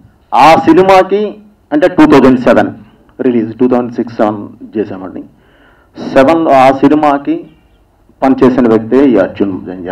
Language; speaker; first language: Telugu; native; Telugu